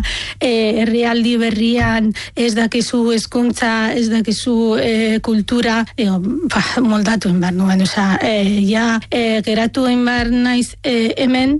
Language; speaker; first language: Basque; non-native, fluent; Arabic